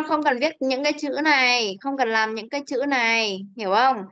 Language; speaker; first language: Vietnamese; native; Vietnamese